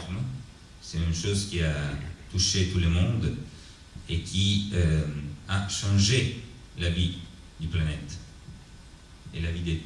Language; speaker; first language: French; non-native, learner; Italian